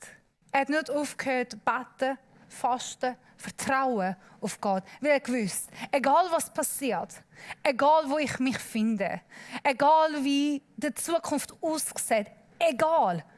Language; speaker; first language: German; non-native, learner; Persian